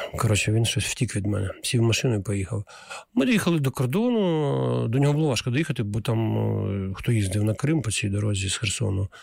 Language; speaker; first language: Ukrainian; non-native, local second language; Russian